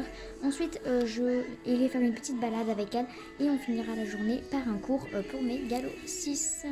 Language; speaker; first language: French; native; French